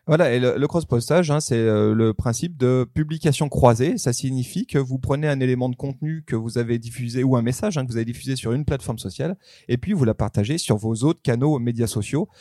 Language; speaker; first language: French; native; French